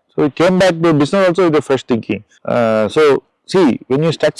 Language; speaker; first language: English; non-native, local second language; Tamil